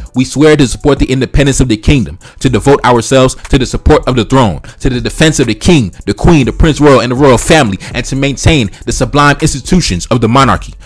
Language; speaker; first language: English; early bilingual, other home language; Haitian Creole